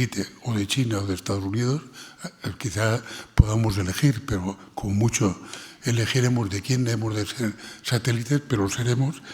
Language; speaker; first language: Spanish; non-native, local second language; Catalan